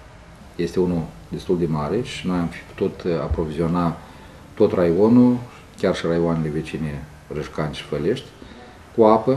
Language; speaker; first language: Romanian; native; Romanian